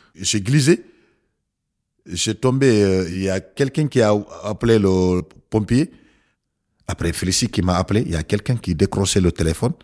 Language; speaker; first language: French; non-native, learner; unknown